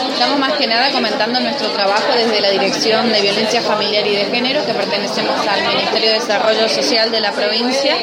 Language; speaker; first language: Spanish; native; Spanish